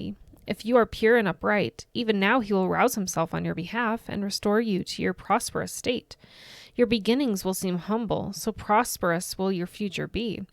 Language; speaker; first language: English; native; English